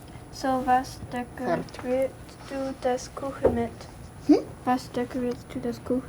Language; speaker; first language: German; non-native, learner; English